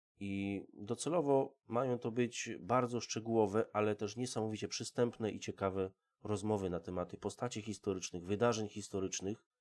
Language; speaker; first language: Polish; native; Polish